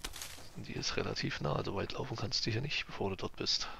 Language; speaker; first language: German; native; German